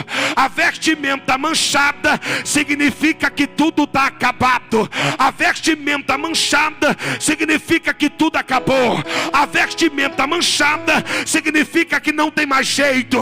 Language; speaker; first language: Portuguese; native; Portuguese